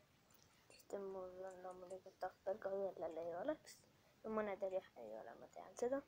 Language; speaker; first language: Finnish; non-native, learner; Estonian